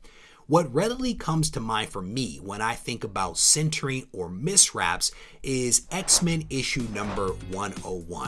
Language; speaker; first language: English; native; English